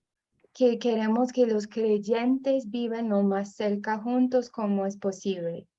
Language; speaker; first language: Spanish; non-native, fluent; English